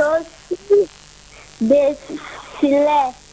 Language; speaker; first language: French; non-native, learner; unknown